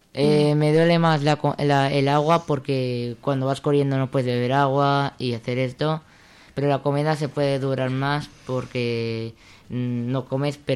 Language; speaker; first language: Spanish; early bilingual, other home language; Arabic